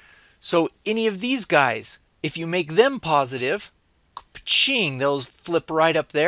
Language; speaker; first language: English; native; English